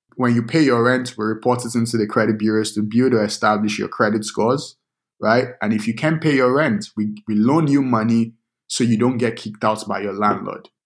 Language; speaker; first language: English; non-native, local second language; Yoruba